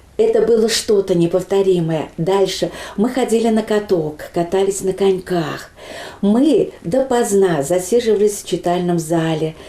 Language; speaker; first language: Russian; non-native, local second language; Chuvash